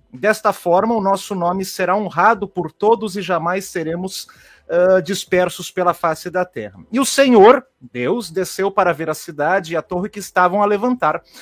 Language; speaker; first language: Portuguese; native; Portuguese